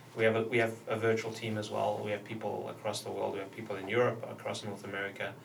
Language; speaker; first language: English; native; English